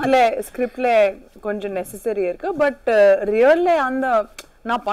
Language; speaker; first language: Tamil; non-native, learner; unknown